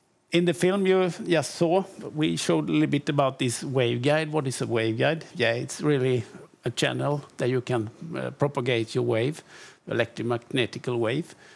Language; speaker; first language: English; non-native, fluent; Swedish